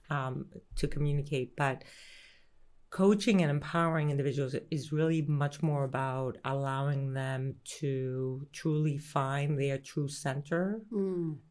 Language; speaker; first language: English; early bilingual, other home language; Greek